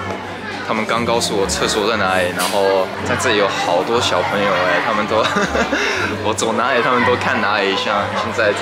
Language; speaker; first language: Chinese; early bilingual, heritage; English